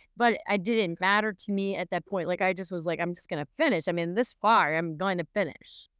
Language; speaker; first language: English; native; English